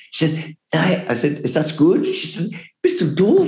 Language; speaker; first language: German; non-native, learner; English